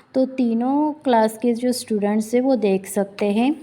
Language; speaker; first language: Hindi; non-native, local second language; Marathi